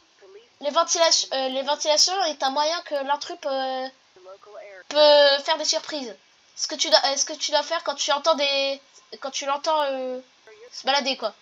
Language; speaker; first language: French; native; French